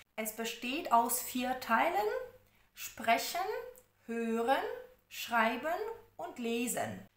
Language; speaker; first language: German; non-native, fluent; Russian